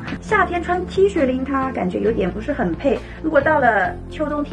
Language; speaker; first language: Chinese; native; Chinese